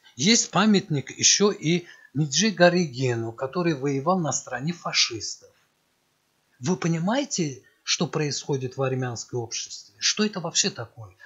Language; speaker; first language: Russian; non-native, local second language; Azerbaijani